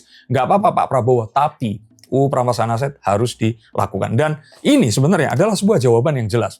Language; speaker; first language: Indonesian; native; Indonesian